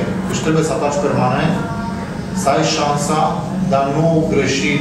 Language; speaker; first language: Romanian; native; Romanian